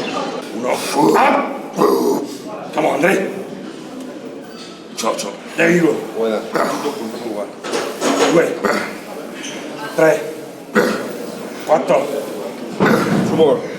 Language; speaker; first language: English; non-native, learner; Italian